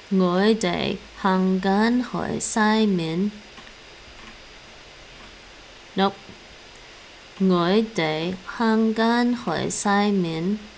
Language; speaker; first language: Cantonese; non-native, learner; English